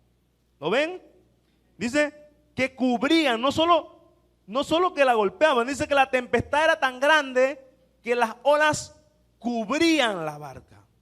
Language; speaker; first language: Spanish; native; Spanish